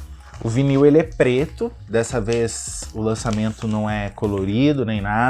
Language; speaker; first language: Portuguese; native; Portuguese